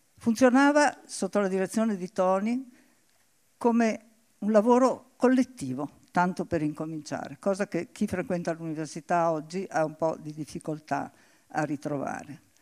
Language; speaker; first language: Italian; native; Italian